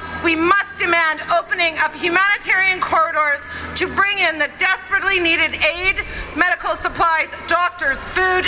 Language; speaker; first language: English; native; English